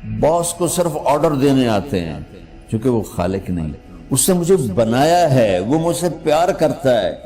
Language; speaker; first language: Urdu; non-native, local second language; Punjabi